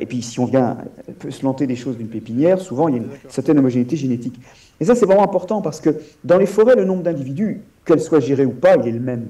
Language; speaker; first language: French; native; French